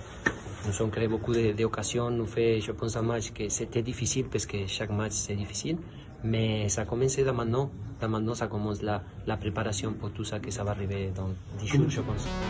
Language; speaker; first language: French; non-native, fluent; Spanish